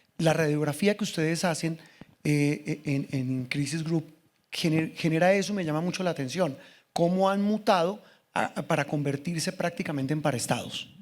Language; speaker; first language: Spanish; native; Spanish